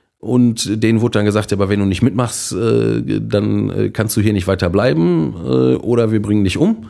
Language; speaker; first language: German; native; German